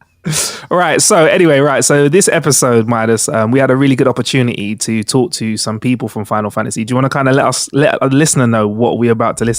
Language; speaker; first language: English; native; English